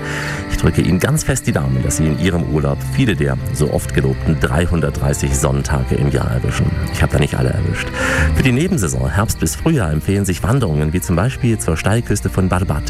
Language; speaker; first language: German; native; German